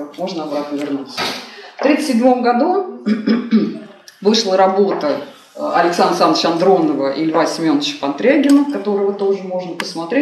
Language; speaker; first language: Russian; native; Russian